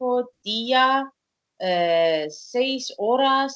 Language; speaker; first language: Spanish; non-native, fluent; Persian